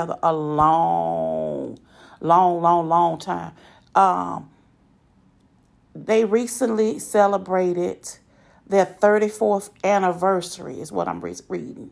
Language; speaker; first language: English; native; English